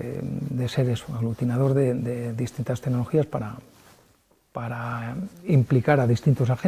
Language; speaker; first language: Spanish; native; Spanish